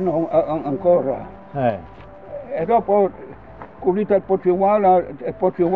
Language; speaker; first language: Italian; non-native, local second language; Friulian